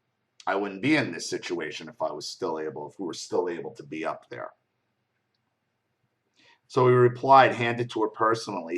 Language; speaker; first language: English; native; English